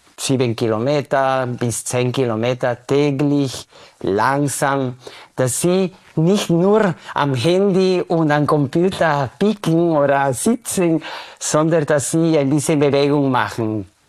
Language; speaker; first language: German; non-native, fluent; Spanish